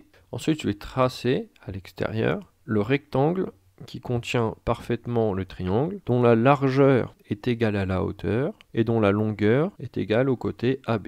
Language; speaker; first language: French; native; French